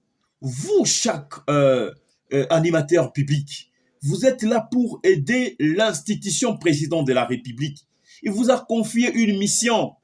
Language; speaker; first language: French; non-native, local second language; Lingala